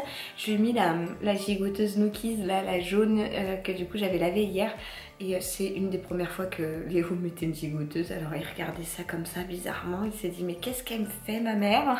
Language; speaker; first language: French; native; French